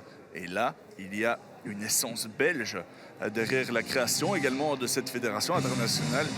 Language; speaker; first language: French; native; French